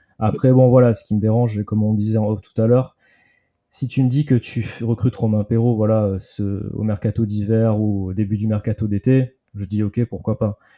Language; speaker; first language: French; native; French